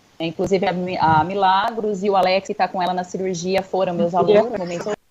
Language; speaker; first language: Portuguese; native; Portuguese